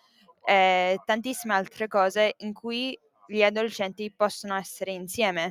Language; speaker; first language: Italian; non-native, fluent; English